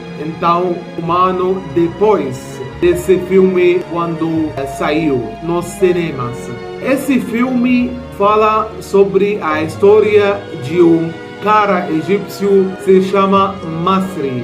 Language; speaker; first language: Portuguese; non-native, fluent; Arabic